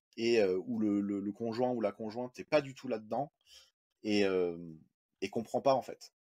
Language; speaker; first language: French; native; French